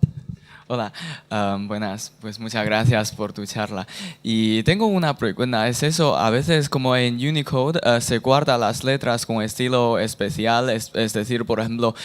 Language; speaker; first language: Spanish; non-native, fluent; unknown